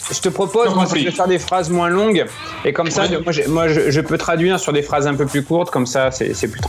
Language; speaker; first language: French; native; French